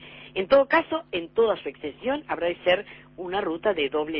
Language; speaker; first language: Spanish; native; Spanish